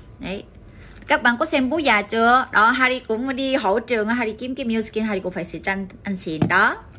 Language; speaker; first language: Vietnamese; early bilingual, heritage; Korean